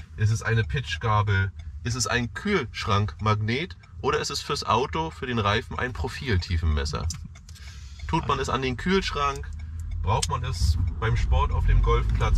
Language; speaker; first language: German; native; German